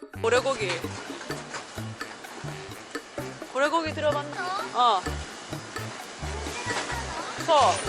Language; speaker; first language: Korean; native; Korean